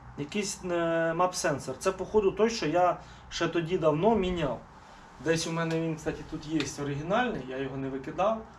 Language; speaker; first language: Ukrainian; non-native, local second language; Russian